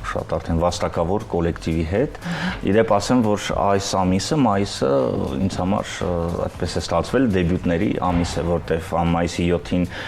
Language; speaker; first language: Armenian; early bilingual, heritage; Armenian